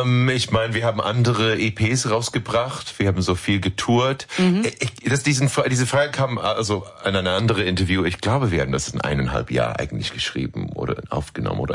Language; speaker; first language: German; non-native, learner; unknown